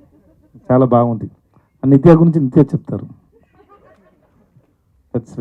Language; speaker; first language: Telugu; non-native, learner; Tamil